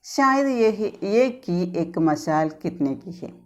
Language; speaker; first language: Hindi; non-native, local second language; Malayalam